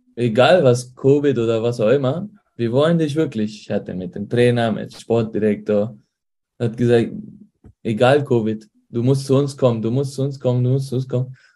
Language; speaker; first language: German; early bilingual, heritage; Spanish